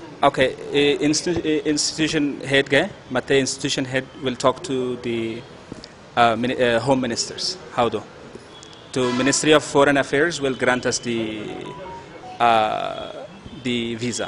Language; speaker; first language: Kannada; non-native, learner; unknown